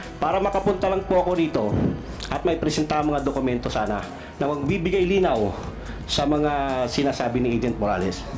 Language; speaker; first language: Filipino; non-native, local second language; Cebuano